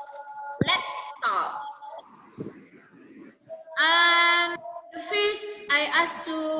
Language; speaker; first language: English; non-native, learner; Indonesian